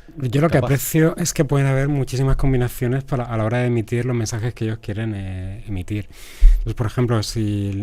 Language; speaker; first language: Spanish; native; Spanish